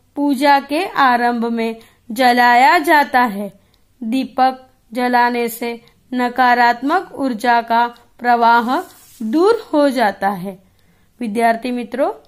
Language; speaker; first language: Hindi; non-native, local second language; Gujarati